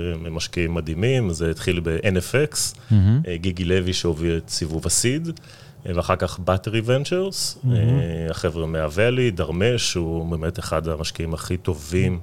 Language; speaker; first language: Hebrew; native; Hebrew